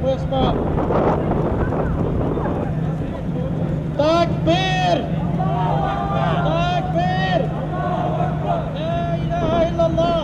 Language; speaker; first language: Danish; non-native, local second language; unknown